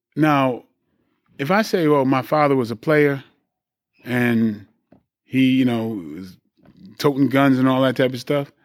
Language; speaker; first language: English; native; English